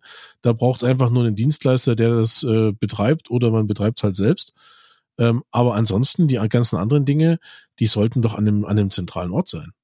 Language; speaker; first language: German; native; German